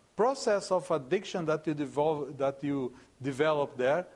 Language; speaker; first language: English; non-native, fluent; Portuguese